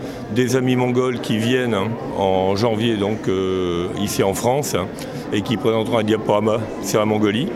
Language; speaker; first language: French; native; French